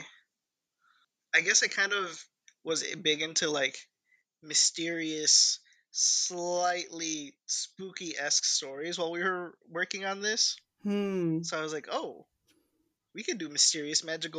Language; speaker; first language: English; early bilingual, other home language; Spanish